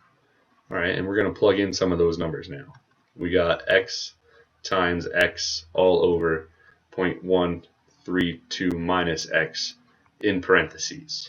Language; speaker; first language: English; native; English